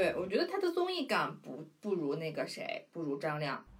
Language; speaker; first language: Chinese; native; Chinese